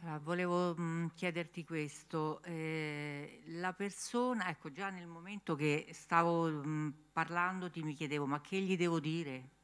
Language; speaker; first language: Italian; native; Italian